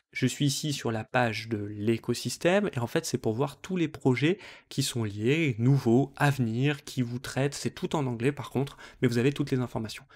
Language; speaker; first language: French; native; French